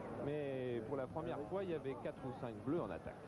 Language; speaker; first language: French; native; French